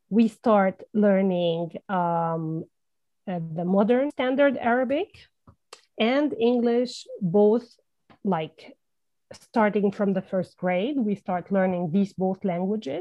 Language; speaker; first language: English; non-native, fluent; Arabic